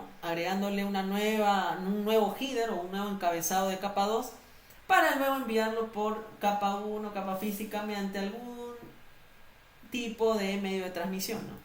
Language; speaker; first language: Spanish; native; Spanish